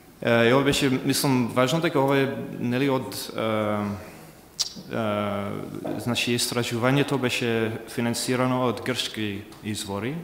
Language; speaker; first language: Macedonian; non-native, fluent; English